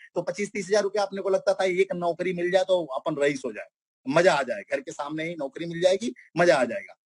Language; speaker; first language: Hindi; non-native, local second language; Bhojpuri